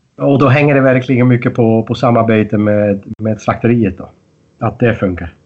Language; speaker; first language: Swedish; non-native, fluent; Dutch